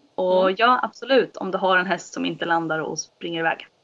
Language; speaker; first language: Swedish; native; Swedish